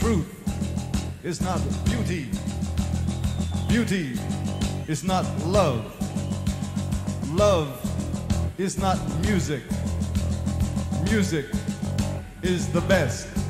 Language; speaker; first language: English; native; English